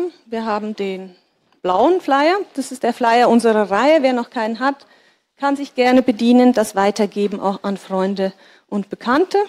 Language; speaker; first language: German; native; German